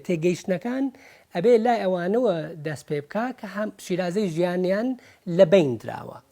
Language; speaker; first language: Central Kurdish; early bilingual, heritage; Central Kurdish